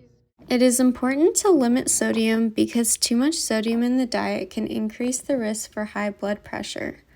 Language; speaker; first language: English; native; English